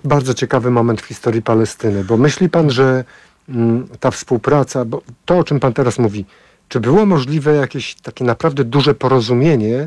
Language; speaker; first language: Polish; native; Polish